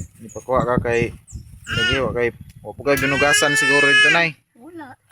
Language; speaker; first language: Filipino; non-native, local second language; Cebuano